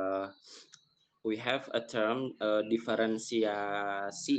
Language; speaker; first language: English; non-native, fluent; Indonesian